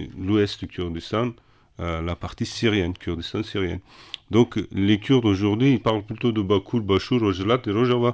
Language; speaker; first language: French; non-native, fluent; Kurdish